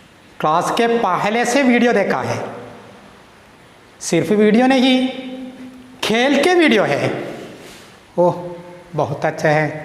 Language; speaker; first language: Hindi; non-native, local second language; Malayalam